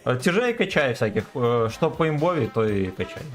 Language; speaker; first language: Russian; native; Russian